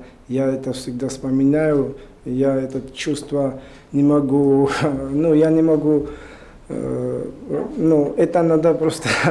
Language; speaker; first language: Russian; non-native, learner; Georgian